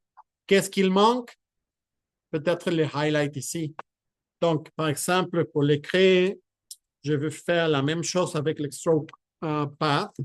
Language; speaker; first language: French; non-native, fluent; Spanish